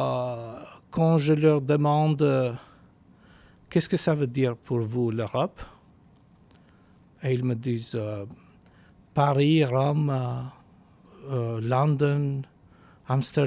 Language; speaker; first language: French; non-native, fluent; Albanian